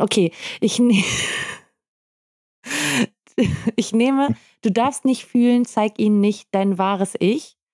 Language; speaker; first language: German; native; German